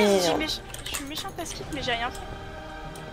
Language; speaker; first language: French; native; French